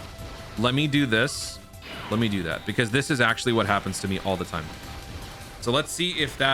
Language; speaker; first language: English; native; English